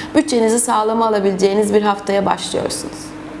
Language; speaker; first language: Turkish; native; Turkish